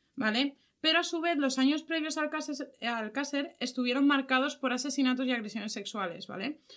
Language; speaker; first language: Spanish; native; Spanish